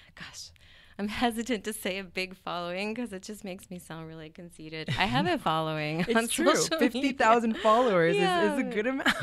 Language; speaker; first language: English; native; English